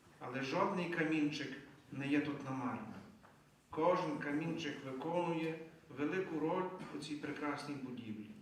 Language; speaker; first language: Ukrainian; native; Ukrainian